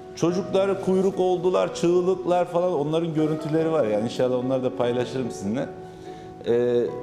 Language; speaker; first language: Turkish; native; Turkish